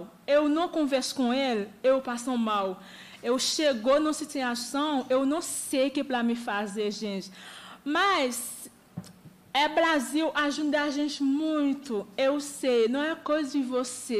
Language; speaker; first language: Portuguese; non-native, learner; Haitian Creole